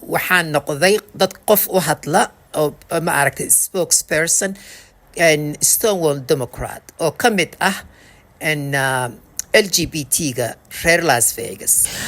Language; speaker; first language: Somali; early bilingual, heritage; Somali